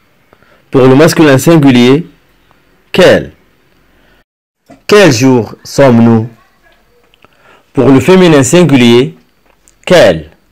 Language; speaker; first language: French; non-native, local second language; Arabic